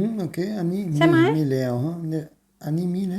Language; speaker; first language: Thai; non-native, learner; German